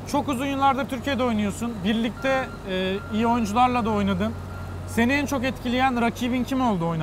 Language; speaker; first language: Turkish; native; Turkish